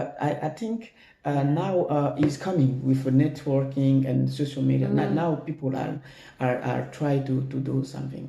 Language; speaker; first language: English; non-native, learner; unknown